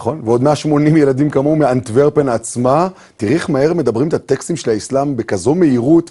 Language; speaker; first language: Hebrew; native; Hebrew